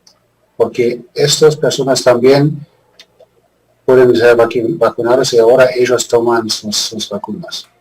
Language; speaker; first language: Spanish; non-native, fluent; German